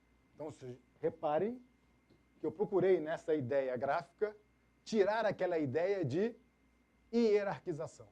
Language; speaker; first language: Portuguese; native; Portuguese